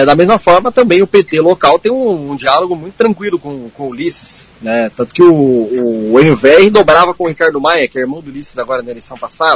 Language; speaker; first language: Portuguese; native; Portuguese